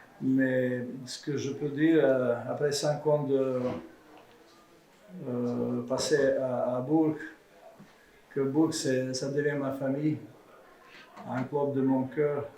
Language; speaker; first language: French; non-native, fluent; Serbian